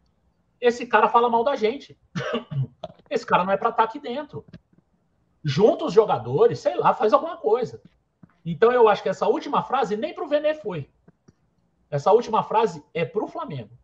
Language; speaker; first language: Portuguese; native; Portuguese